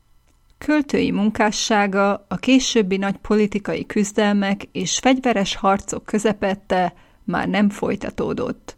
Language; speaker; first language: Hungarian; native; Hungarian